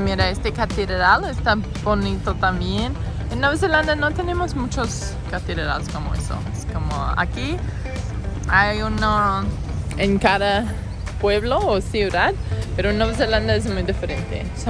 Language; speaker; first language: Spanish; non-native, learner; English